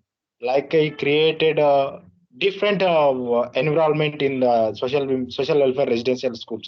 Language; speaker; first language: English; non-native, learner; Telugu